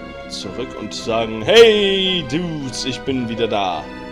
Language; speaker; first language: German; native; German